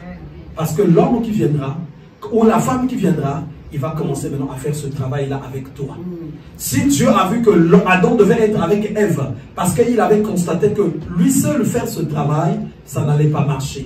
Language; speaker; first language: French; non-native, local second language; Lingala